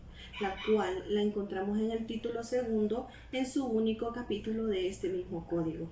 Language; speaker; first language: Spanish; native; Spanish